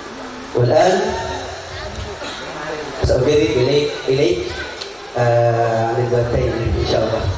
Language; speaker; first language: Arabic; non-native, fluent; Indonesian